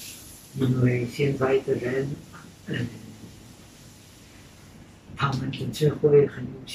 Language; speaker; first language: Chinese; non-native, fluent; Czech